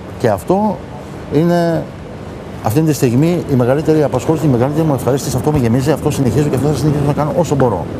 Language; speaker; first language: Greek; early bilingual, heritage; Greek